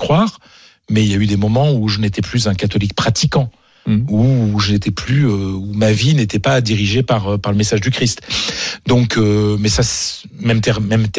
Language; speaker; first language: French; native; French